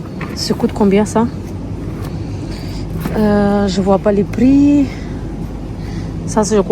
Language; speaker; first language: French; non-native, learner; Arabic